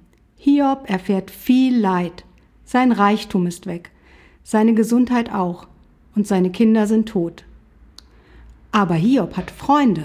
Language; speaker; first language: German; native; German